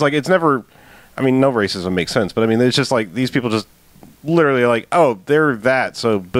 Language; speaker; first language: English; native; English